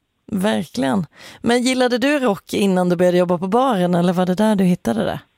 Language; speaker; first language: Swedish; native; Swedish